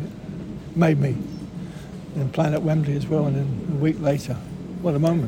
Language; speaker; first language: English; native; English